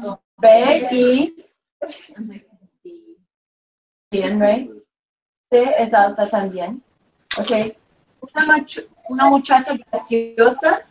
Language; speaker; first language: Spanish; non-native, learner; English